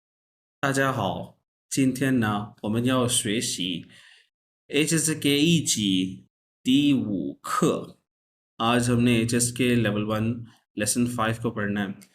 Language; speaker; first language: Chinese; non-native, fluent; Urdu